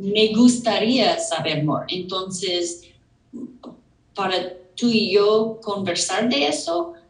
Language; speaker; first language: Spanish; non-native, learner; English